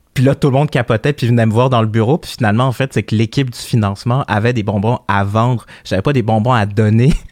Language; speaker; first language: French; early bilingual, other home language; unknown